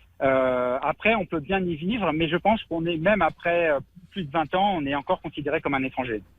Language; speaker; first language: French; native; French